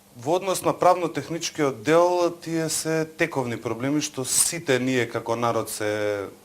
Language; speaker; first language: Macedonian; native; Macedonian